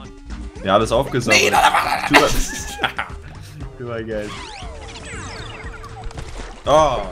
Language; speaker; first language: German; native; German